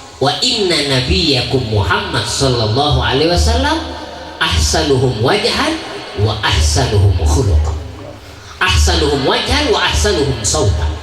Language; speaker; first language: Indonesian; non-native, local second language; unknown